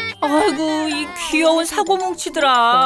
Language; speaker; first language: Korean; native; Korean